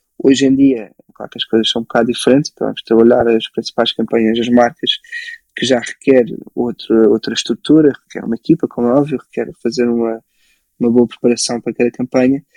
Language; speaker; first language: Portuguese; early bilingual, other home language; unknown